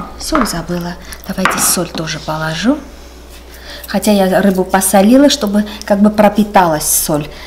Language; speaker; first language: Russian; non-native, local second language; Armenian